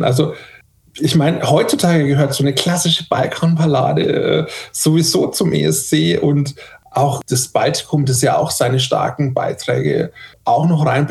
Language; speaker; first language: German; native; German